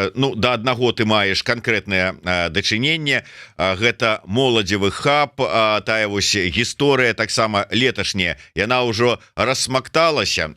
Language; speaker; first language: Belarusian; native; Belarusian